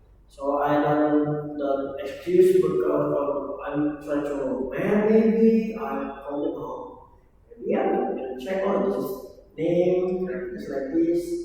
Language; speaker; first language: English; non-native, learner; Indonesian